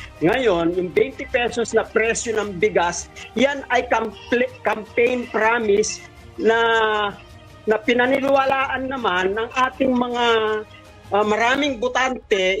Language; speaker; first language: Filipino; non-native, local second language; Pampanga